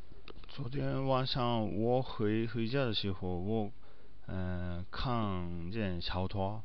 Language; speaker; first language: Chinese; non-native, learner; Japanese